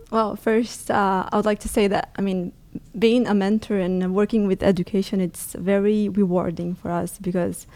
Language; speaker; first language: English; non-native, fluent; Portuguese